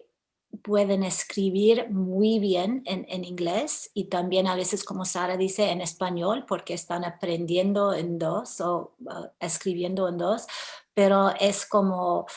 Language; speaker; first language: Spanish; early bilingual, heritage; English